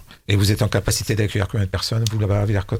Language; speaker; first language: French; native; French